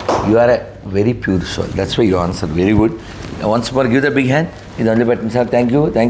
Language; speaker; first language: English; non-native, local second language; Telugu